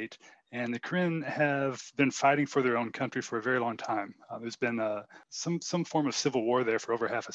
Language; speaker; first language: English; native; English